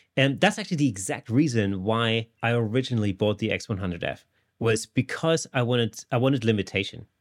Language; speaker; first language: English; non-native, fluent; German